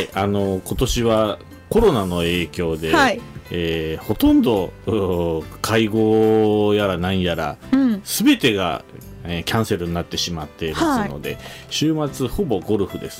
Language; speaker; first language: Japanese; native; Japanese